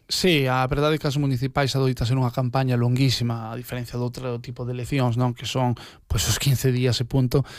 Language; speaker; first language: Galician; native; Galician